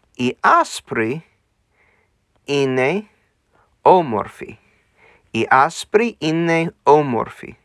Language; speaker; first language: Greek; non-native, learner; English